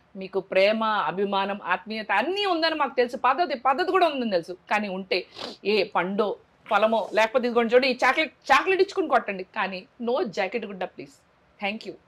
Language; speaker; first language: Telugu; native; Telugu